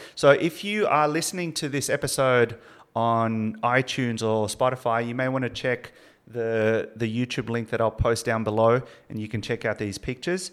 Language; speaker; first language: English; early bilingual, other home language; Spanish